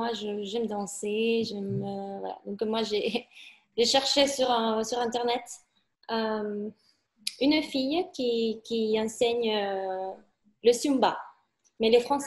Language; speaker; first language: French; non-native, fluent; Spanish